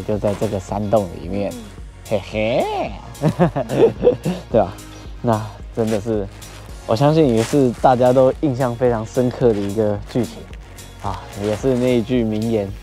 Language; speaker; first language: Chinese; native; Chinese